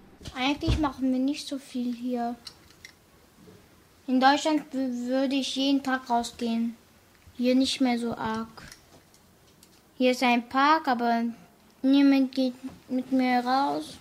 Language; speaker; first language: German; early bilingual, other home language; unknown